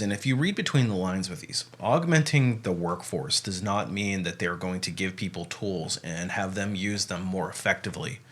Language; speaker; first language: English; native; English